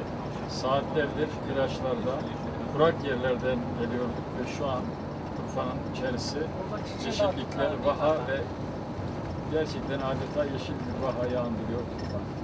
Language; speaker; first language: Turkish; native; Turkish